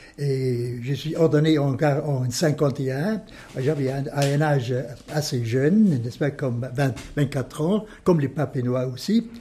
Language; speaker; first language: French; non-native, fluent; German